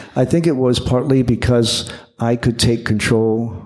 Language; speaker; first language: English; native; English